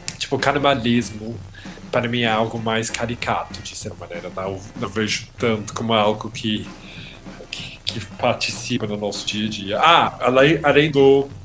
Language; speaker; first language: Portuguese; non-native, fluent; English